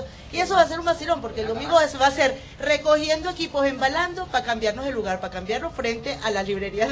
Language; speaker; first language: Spanish; native; Spanish